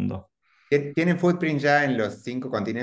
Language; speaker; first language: Spanish; native; Spanish